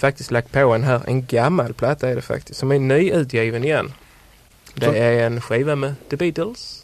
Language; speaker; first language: Swedish; native; Swedish